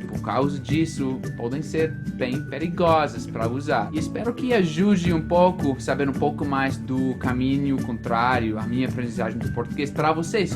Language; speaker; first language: Portuguese; non-native, fluent; English